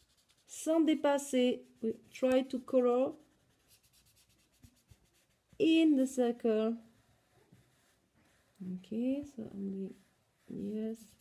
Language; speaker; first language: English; non-native, learner; French